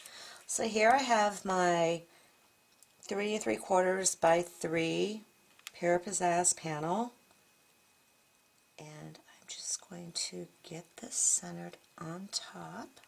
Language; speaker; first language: English; native; English